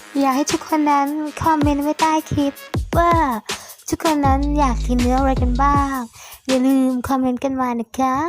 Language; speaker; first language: Thai; native; Thai